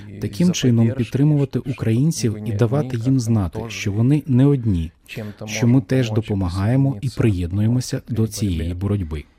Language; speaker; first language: Ukrainian; non-native, fluent; Lithuanian